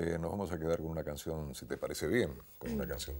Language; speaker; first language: Spanish; native; Spanish